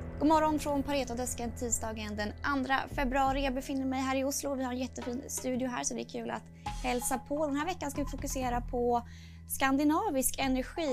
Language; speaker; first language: Swedish; native; Swedish